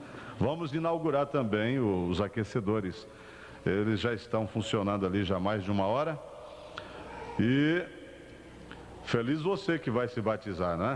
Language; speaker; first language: Portuguese; native; Portuguese